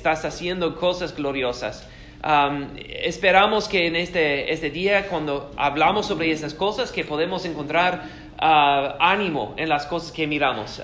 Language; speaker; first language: Spanish; non-native, fluent; English